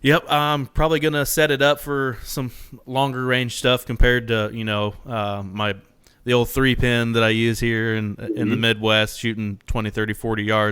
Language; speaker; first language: English; native; English